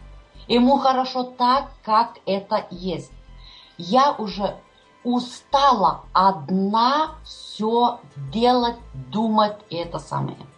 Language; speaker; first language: Russian; non-native, fluent; Lithuanian